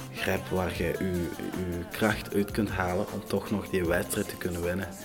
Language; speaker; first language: Dutch; non-native, fluent; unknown